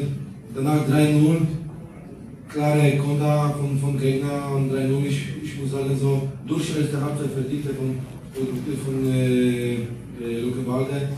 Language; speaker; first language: German; non-native, learner; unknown